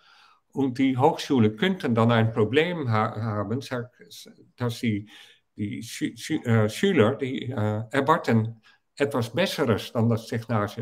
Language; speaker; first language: German; non-native, fluent; Dutch